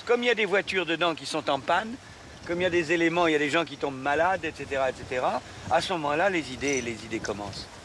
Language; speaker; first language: French; native; French